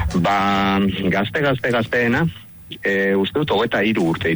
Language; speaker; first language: Basque; non-native, local second language; Spanish